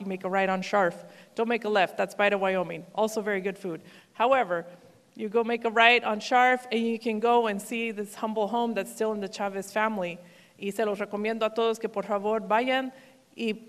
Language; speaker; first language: English; early bilingual, other home language; Spanish